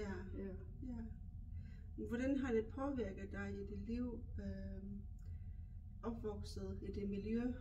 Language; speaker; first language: Danish; non-native, local second language; Kalaallisut